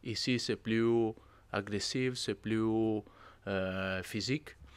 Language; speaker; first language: French; non-native, learner; Italian